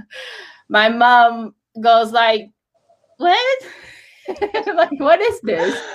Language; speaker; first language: English; non-native, fluent; Portuguese